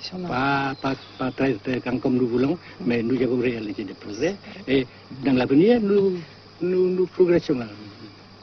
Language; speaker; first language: French; non-native, local second language; Vietnamese